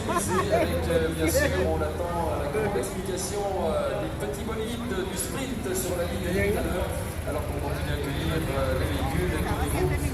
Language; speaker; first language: French; native; French